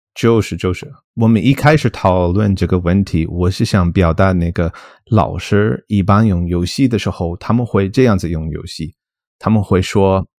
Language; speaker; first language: Chinese; non-native, fluent; English